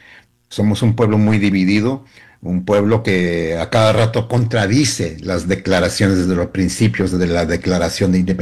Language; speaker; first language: Spanish; early bilingual, heritage; Spanish